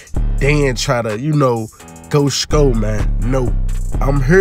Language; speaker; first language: English; native; English